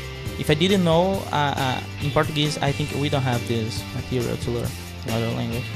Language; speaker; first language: English; non-native, fluent; Portuguese